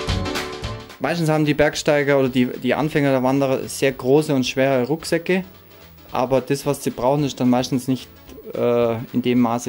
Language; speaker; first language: German; native; German